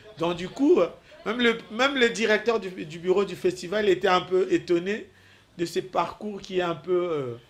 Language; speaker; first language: French; non-native, local second language; Lingala